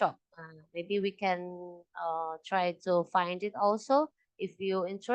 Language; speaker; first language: English; non-native, local second language; Indonesian